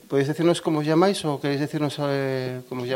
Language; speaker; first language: Spanish; native; Spanish